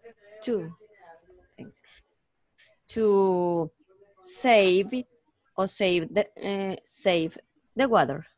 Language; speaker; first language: English; non-native, learner; Spanish